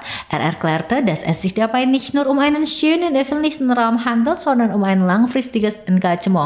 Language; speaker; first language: German; non-native, fluent; Indonesian